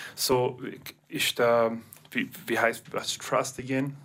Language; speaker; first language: German; non-native, learner; English